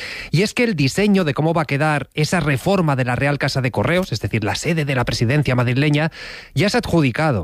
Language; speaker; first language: Spanish; native; Spanish